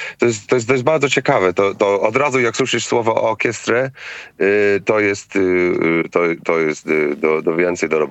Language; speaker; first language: Polish; non-native, fluent; English